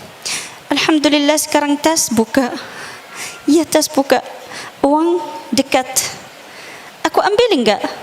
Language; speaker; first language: Indonesian; non-native, learner; Arabic